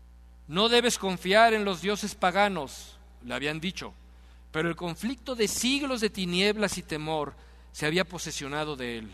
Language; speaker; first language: Spanish; native; Spanish